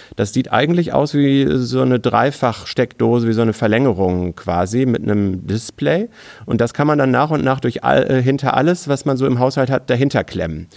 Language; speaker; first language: German; native; German